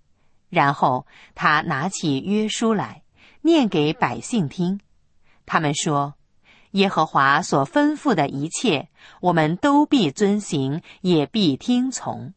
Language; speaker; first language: Chinese; native; Chinese